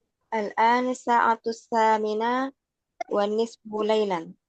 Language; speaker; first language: Arabic; non-native, learner; Indonesian